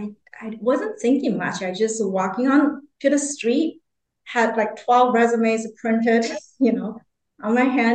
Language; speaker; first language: English; non-native, fluent; Chinese